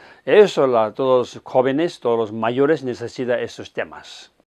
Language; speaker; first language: Spanish; non-native, fluent; Tibetan